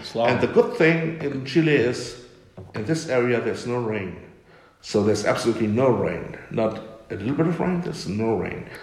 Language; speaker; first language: English; non-native, fluent; German